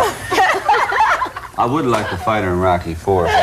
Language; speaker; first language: English; native; English